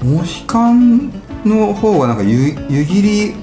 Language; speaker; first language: Japanese; native; Japanese